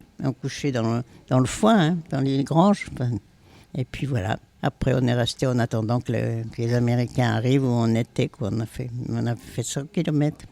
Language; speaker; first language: French; native; French